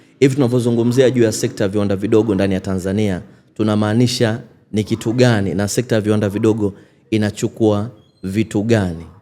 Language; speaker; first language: Swahili; native; Swahili